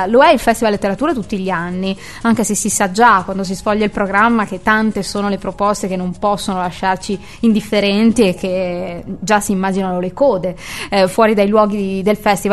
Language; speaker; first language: Italian; native; Italian